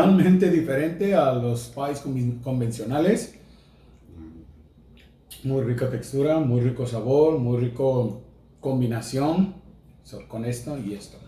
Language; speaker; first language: Spanish; native; Spanish